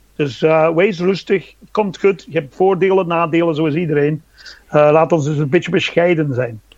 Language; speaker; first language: Dutch; non-native, fluent; English